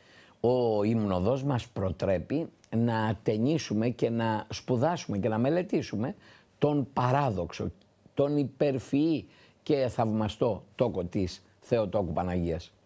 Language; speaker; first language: Greek; native; Greek